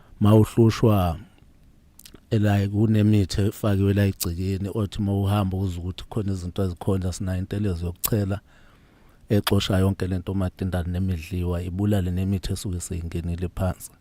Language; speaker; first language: Zulu; native; Zulu